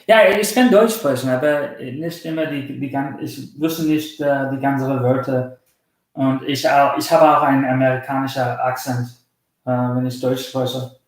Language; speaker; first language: German; early bilingual, heritage; German